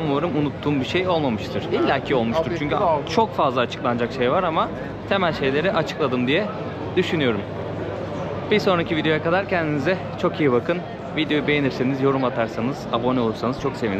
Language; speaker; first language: Turkish; native; Turkish